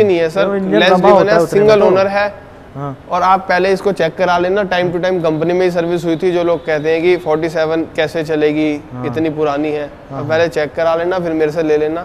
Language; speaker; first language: Hindi; native; Hindi